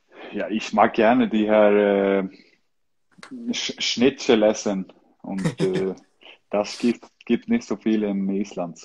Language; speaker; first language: German; non-native, learner; Icelandic